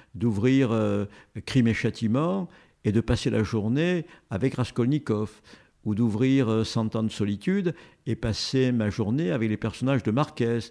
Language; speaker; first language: French; native; French